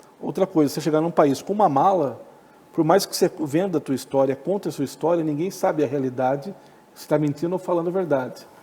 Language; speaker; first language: Portuguese; native; Portuguese